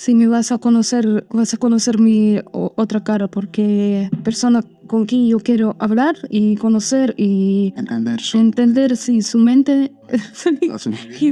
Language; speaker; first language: Spanish; non-native, learner; Armenian